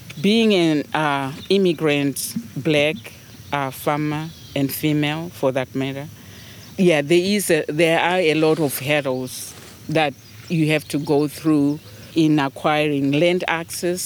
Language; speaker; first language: English; non-native, local second language; Shona